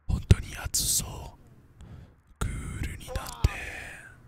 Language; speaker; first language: Japanese; non-native, learner; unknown